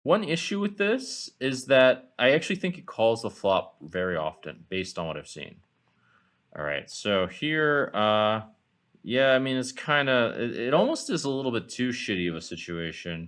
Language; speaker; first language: English; native; English